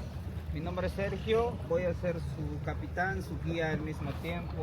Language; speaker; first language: Spanish; native; Spanish